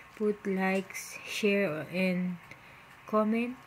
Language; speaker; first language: English; non-native, local second language; Filipino